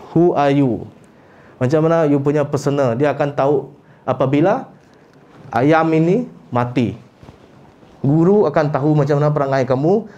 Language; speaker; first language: Malay; non-native, local second language; Iban